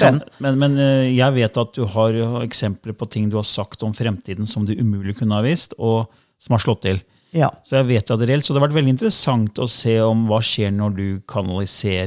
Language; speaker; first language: Norwegian; native; Norwegian